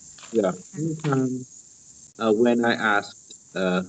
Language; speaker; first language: English; non-native, learner; Vietnamese